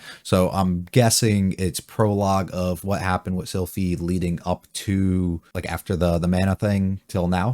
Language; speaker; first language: English; native; English